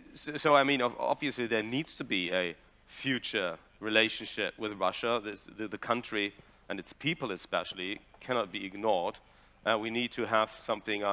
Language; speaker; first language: English; non-native, fluent; German